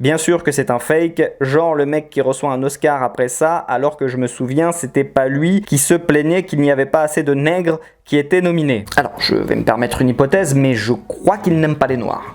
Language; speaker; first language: French; native; French